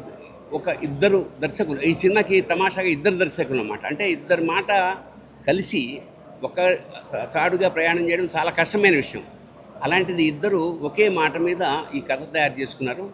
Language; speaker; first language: Telugu; native; Telugu